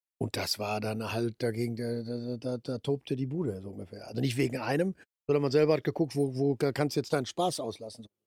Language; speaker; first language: German; native; German